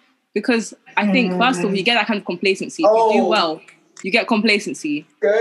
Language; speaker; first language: English; native; English